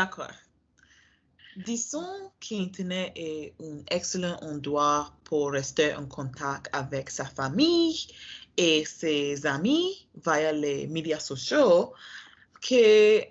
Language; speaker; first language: French; non-native, learner; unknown